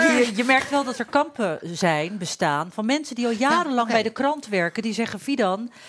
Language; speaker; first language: Dutch; early bilingual, other home language; Turkish